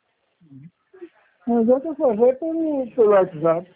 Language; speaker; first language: Portuguese; native; Portuguese